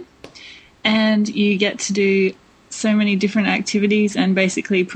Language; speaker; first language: English; native; English